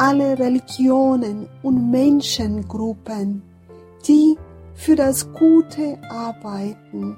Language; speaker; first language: German; non-native, fluent; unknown